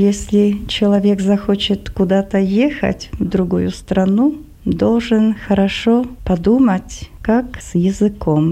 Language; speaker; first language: Russian; non-native, fluent; Slovak